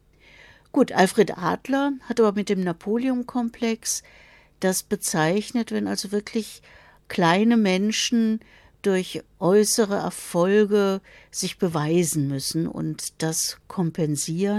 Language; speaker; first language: German; native; German